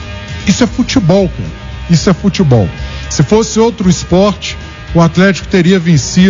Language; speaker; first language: Portuguese; native; Portuguese